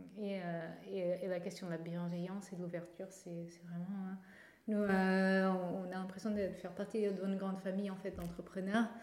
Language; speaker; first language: French; non-native, fluent; Portuguese